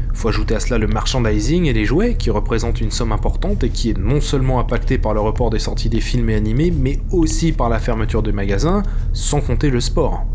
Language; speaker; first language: French; native; French